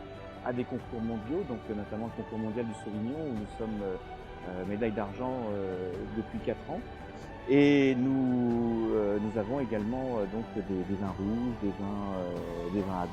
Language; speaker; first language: French; native; French